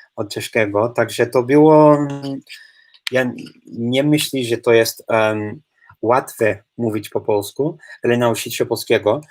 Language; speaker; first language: Polish; non-native, fluent; English